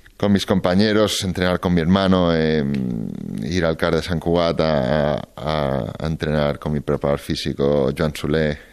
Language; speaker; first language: Spanish; native; Spanish